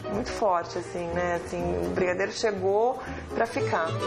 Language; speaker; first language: Portuguese; native; Portuguese